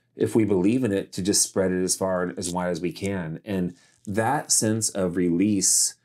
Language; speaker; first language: English; native; English